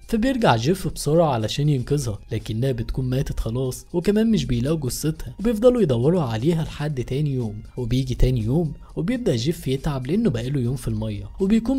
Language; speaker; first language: Arabic; native; Arabic